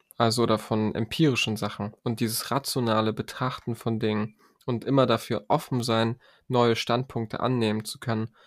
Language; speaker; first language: German; native; German